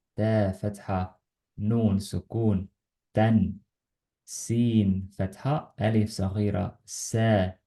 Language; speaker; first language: Arabic; non-native, learner; Estonian